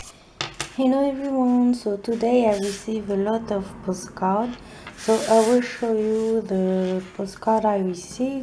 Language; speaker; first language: English; non-native, learner; French